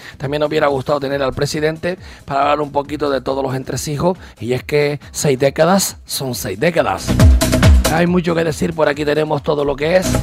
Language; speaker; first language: Spanish; native; Spanish